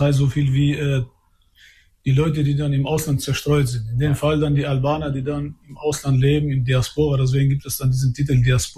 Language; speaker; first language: German; early bilingual, other home language; Albanian